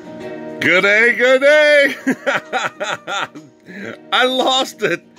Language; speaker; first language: English; native; English